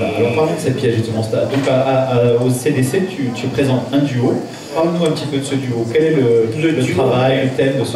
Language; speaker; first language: French; native; French